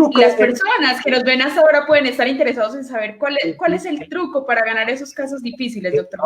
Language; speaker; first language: Spanish; native; Spanish